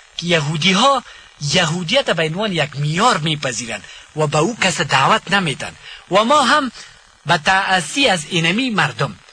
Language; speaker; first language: Persian; non-native, local second language; Pashto